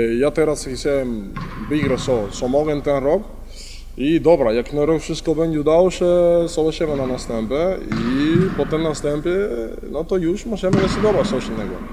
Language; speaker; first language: Polish; non-native, learner; Spanish